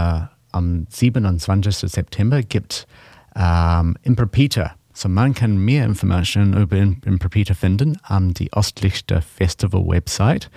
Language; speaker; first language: German; non-native, learner; English